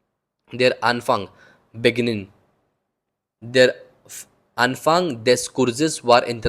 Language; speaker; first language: German; non-native, learner; Hindi